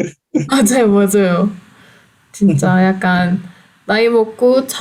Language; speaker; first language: Korean; non-native, fluent; Turkish